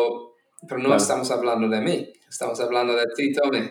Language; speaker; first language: Spanish; non-native, fluent; English